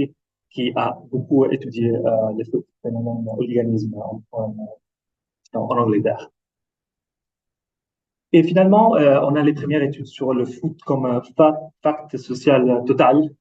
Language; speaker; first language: French; non-native, fluent; Italian